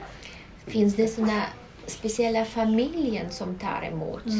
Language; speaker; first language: Swedish; non-native, fluent; Russian